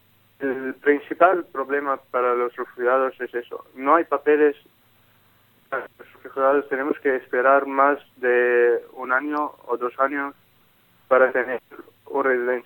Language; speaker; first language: Spanish; non-native, learner; Arabic